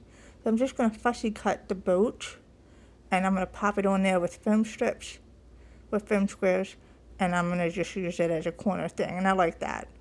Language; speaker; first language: English; native; English